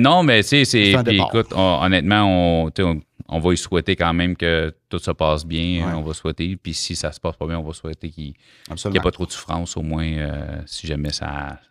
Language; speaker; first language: French; native; French